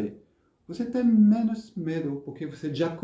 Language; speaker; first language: Portuguese; non-native, fluent; French